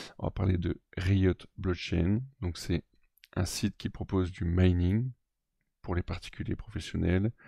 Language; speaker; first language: French; native; French